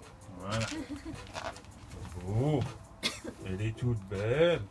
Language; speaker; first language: French; native; French